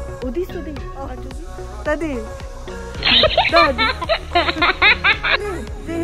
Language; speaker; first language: Korean; non-native, learner; Filipino